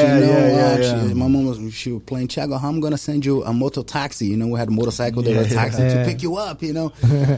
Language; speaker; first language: English; non-native, fluent; Portuguese